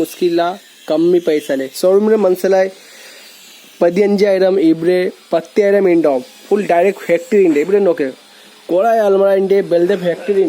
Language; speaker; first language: Malayalam; non-native, learner; Hindi